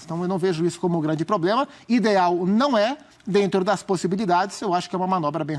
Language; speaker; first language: Portuguese; native; Portuguese